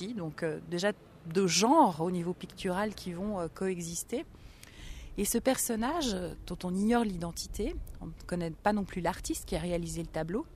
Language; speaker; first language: French; native; French